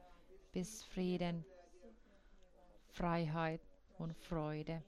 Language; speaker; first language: German; non-native, fluent; Finnish